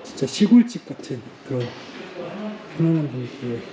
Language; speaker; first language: Korean; native; Korean